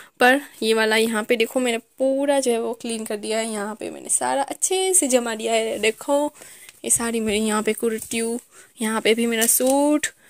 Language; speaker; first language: Hindi; non-native, local second language; Gujarati